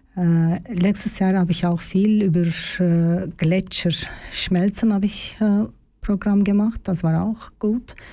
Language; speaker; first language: German; non-native, learner; Turkish